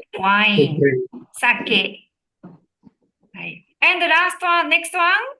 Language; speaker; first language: English; non-native, learner; Japanese